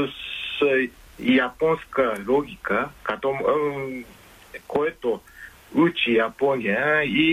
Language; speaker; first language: Bulgarian; non-native, learner; Japanese